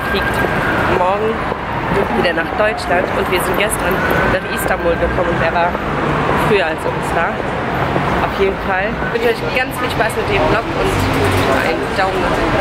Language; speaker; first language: German; early bilingual, other home language; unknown